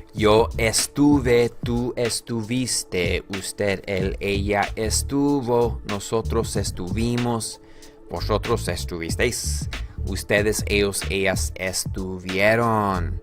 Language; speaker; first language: Spanish; non-native, fluent; English